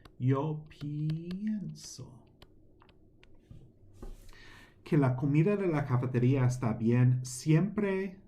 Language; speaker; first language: Spanish; non-native, fluent; English